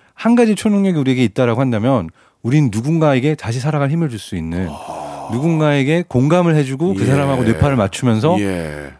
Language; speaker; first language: Korean; early bilingual, other home language; German